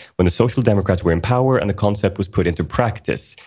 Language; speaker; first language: English; early bilingual, other home language; Swedish